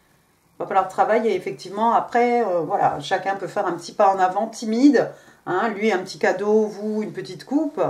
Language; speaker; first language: French; native; French